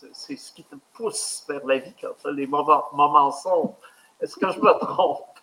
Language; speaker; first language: French; native; French